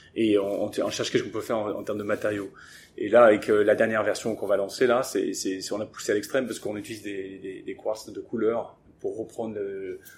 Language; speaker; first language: French; early bilingual, other home language; English